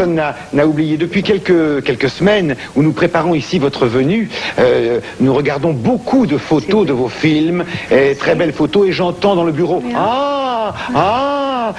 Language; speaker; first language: French; native; French